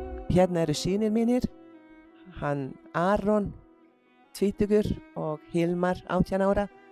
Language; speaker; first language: Icelandic; non-native, fluent; Hungarian